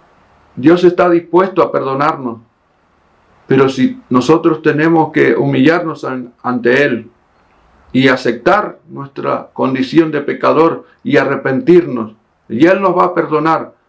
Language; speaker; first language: Spanish; native; Spanish